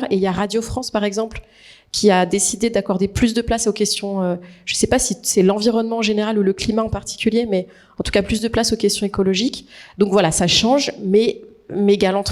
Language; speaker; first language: French; native; French